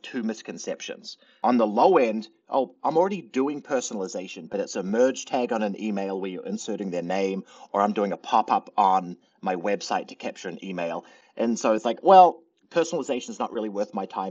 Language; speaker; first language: English; native; English